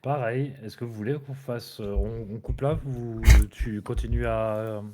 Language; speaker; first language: French; native; French